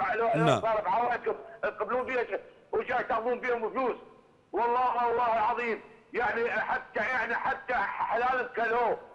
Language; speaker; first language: Arabic; native; Arabic